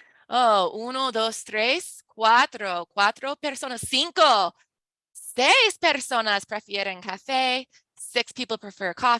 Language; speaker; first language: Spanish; non-native, fluent; English